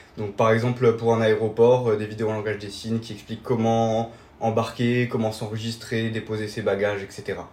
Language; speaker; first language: French; native; French